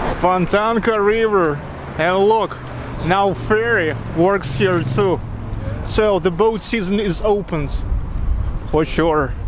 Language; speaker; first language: English; non-native, learner; Russian